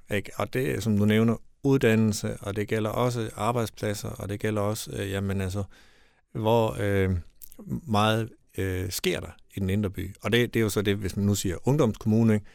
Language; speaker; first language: Danish; native; Danish